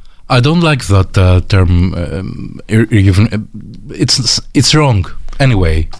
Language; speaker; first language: English; non-native, fluent; Greek